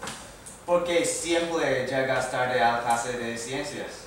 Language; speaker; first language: Spanish; non-native, learner; English